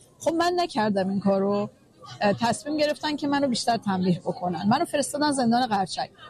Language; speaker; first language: Persian; native; Persian